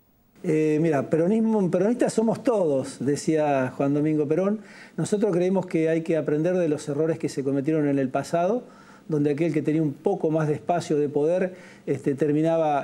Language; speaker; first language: Spanish; native; Spanish